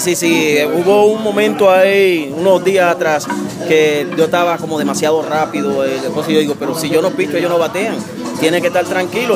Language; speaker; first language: Spanish; native; Spanish